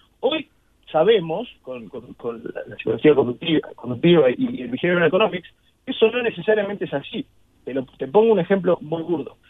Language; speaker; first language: Spanish; native; Spanish